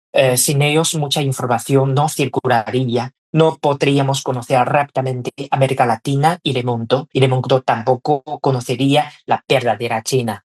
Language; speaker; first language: Spanish; non-native, fluent; Chinese